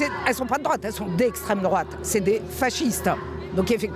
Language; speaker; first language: French; native; French